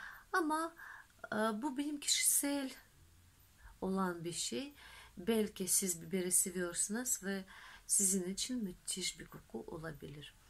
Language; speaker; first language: Turkish; non-native, fluent; Russian